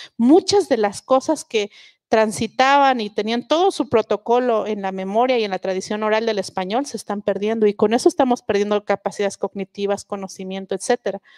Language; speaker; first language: Spanish; non-native, local second language; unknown